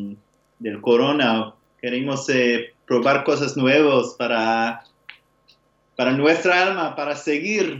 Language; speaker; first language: Spanish; non-native, learner; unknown